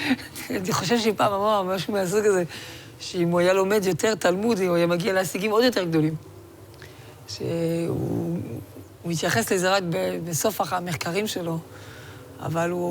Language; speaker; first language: Hebrew; non-native, fluent; French